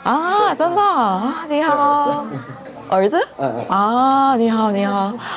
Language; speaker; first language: Chinese; non-native, fluent; Korean